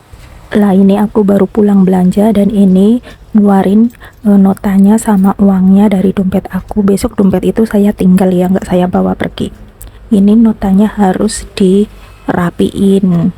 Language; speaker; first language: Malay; non-native, local second language; Javanese